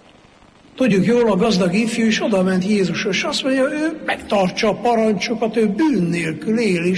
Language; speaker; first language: Hungarian; native; Hungarian